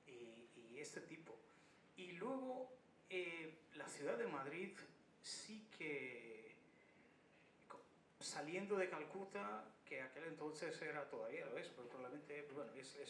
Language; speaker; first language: Spanish; non-native, fluent; Bangla